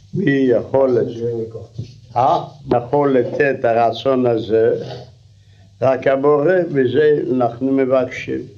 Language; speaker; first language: Hebrew; non-native, fluent; Russian